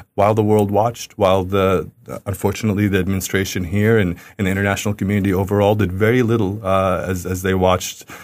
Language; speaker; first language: English; early bilingual, other home language; Arabic